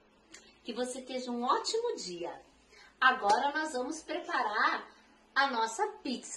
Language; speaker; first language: Portuguese; native; Portuguese